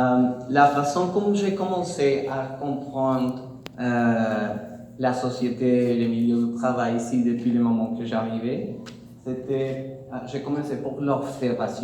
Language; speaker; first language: French; non-native, learner; Spanish